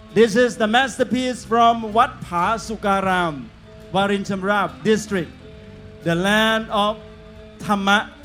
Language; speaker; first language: English; non-native, fluent; Thai